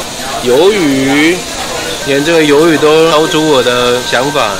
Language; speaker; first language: Chinese; native; Chinese